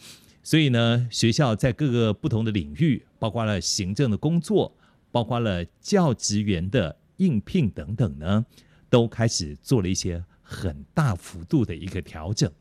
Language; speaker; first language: Chinese; native; Chinese